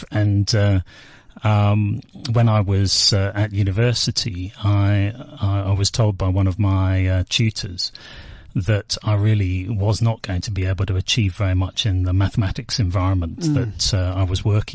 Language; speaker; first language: English; native; English